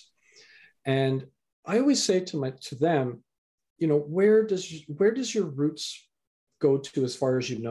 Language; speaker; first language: English; native; English